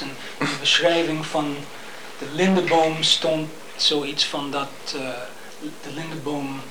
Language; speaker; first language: Dutch; non-native, fluent; English